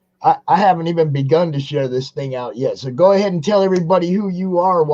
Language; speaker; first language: English; native; English